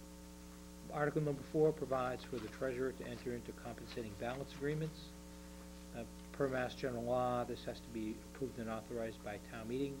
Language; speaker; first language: English; native; English